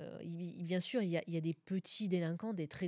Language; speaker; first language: French; native; French